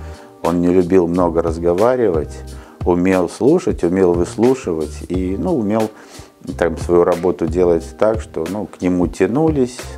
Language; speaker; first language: Russian; native; Russian